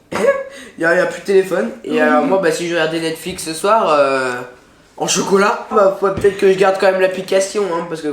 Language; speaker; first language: French; native; French